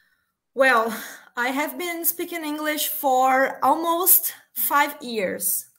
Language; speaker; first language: English; non-native, learner; Portuguese